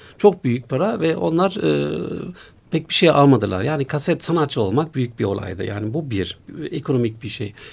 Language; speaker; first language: Turkish; non-native, fluent; German